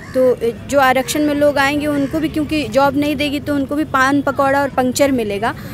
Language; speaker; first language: Hindi; native; Hindi